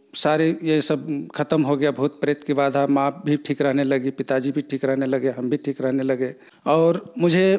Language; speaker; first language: Hindi; native; Hindi